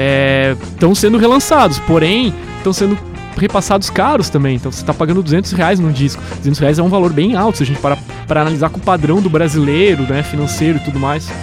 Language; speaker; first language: Portuguese; native; Portuguese